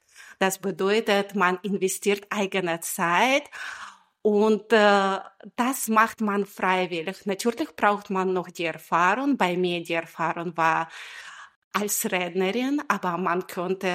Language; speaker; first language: German; non-native, fluent; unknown